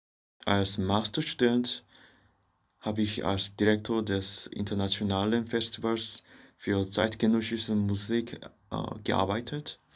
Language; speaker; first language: German; non-native, fluent; Korean